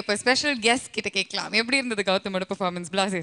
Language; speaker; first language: Tamil; native; Tamil